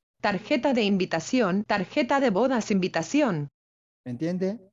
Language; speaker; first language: Spanish; non-native, learner; Korean